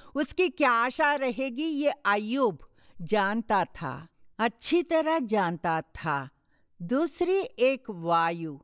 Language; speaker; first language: Hindi; non-native, local second language; Tamil